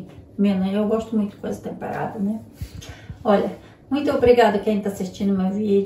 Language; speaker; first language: Portuguese; non-native, learner; Ukrainian